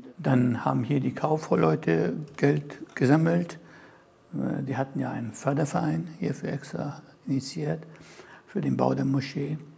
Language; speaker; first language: German; early bilingual, other home language; Persian